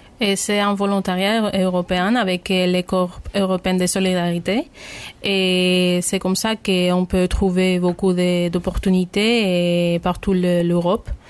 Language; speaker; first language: French; non-native, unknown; Spanish